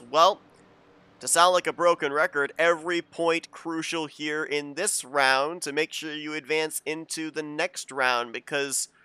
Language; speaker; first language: English; native; English